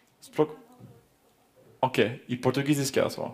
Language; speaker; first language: Swedish; non-native, fluent; French